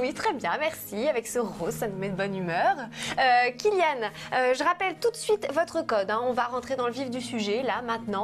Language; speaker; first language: French; native; French